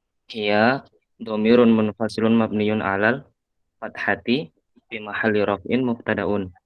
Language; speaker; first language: Arabic; non-native, learner; Indonesian